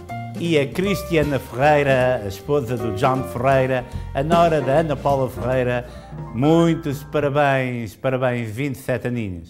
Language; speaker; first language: Portuguese; native; Portuguese